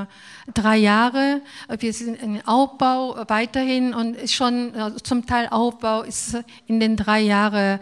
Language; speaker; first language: German; non-native, fluent; Korean